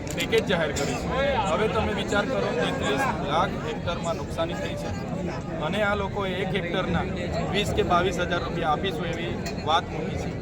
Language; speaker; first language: Gujarati; non-native, local second language; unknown